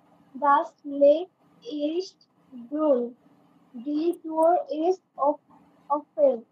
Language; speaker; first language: German; non-native, learner; Bangla